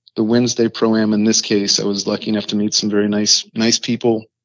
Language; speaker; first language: English; native; English